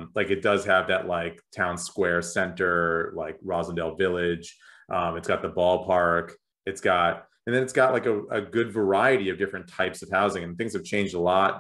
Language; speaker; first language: English; native; English